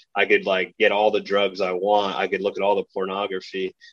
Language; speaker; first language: English; early bilingual, other home language; Spanish